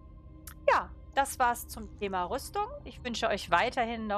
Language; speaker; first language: German; native; German